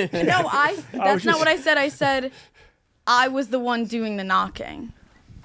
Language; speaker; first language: English; native; English